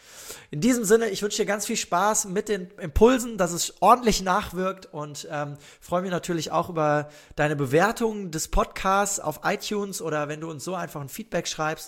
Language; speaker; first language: German; native; German